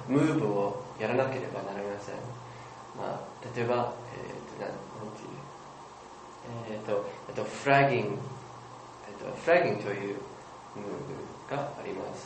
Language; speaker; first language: Japanese; non-native, learner; English